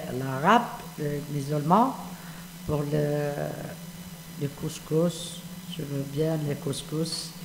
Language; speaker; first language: French; non-native, learner; Arabic